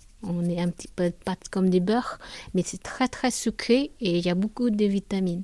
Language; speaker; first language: French; non-native, learner; Khmer